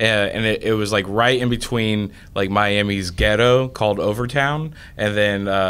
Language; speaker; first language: English; native; English